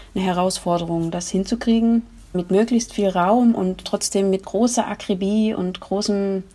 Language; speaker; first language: German; native; German